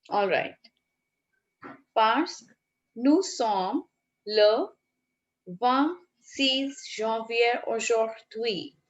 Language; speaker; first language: French; non-native, fluent; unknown